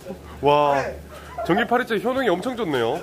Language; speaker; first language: Korean; native; Korean